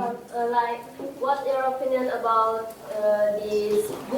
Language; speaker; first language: English; non-native, learner; Indonesian